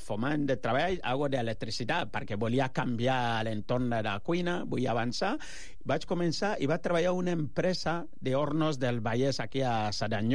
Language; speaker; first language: Catalan; non-native, fluent; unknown